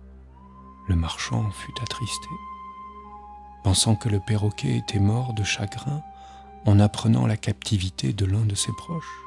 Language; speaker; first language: French; native; French